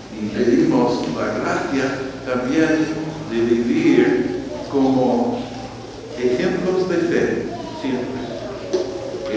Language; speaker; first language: Spanish; non-native, fluent; English